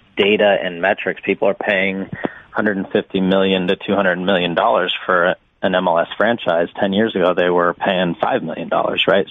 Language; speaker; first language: English; native; English